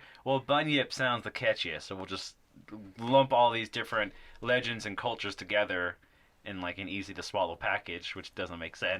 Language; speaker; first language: English; native; English